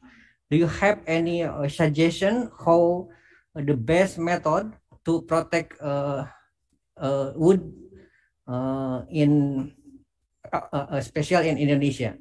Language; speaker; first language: English; non-native, learner; Indonesian